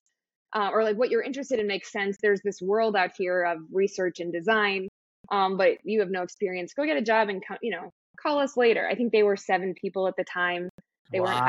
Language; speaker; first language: English; native; English